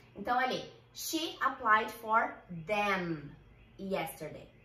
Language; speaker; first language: English; non-native, fluent; Portuguese